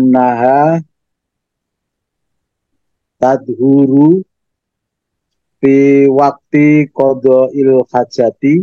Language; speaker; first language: Arabic; non-native, learner; Indonesian